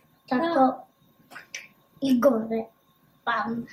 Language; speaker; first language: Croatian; early bilingual, heritage; Croatian